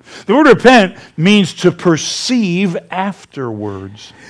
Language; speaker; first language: English; native; English